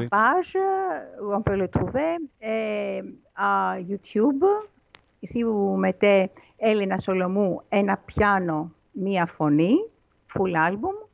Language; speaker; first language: French; non-native, learner; Greek